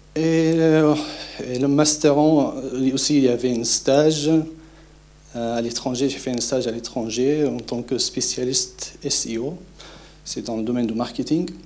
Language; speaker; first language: French; non-native, fluent; Arabic